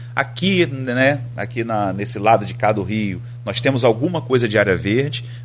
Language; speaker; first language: Portuguese; native; Portuguese